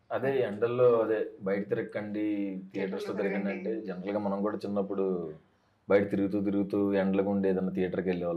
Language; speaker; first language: Telugu; native; Telugu